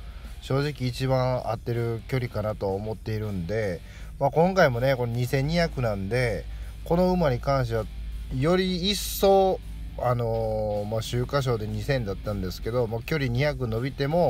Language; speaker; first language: Japanese; native; Japanese